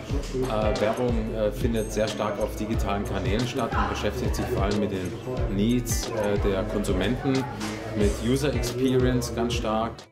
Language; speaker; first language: German; native; German